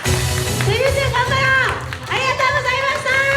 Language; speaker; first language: Japanese; native; Japanese